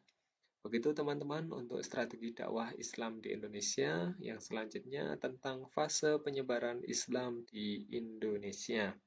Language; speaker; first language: Indonesian; native; Indonesian